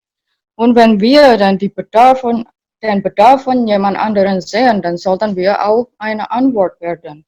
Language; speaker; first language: German; non-native, learner; Indonesian